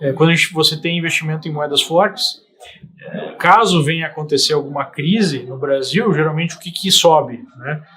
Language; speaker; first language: Portuguese; native; Portuguese